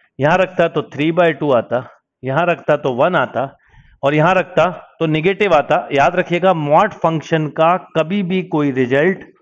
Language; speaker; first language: Hindi; native; Hindi